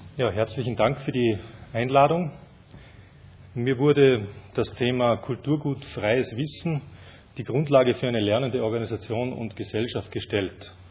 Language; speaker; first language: German; native; German